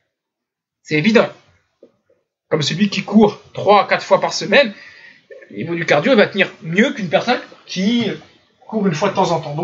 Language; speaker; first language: French; native; French